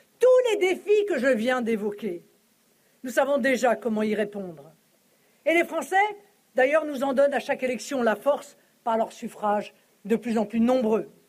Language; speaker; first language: French; native; French